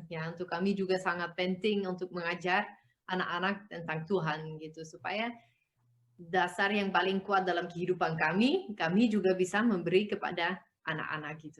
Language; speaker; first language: Indonesian; non-native, fluent; Dutch